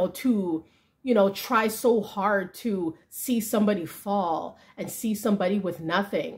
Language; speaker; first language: English; native; English